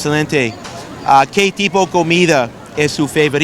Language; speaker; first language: Spanish; non-native, learner; English